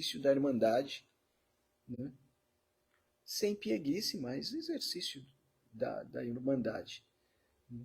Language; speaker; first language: Portuguese; native; Portuguese